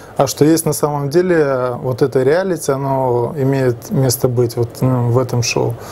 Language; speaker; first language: Russian; native; Russian